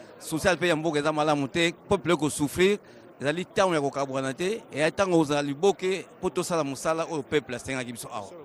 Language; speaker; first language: Lingala; non-native, local second language; Kongo